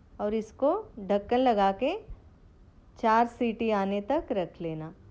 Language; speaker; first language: Hindi; non-native, local second language; Telugu